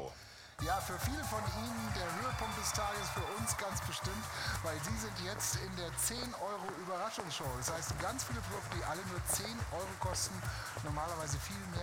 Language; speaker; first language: German; native; German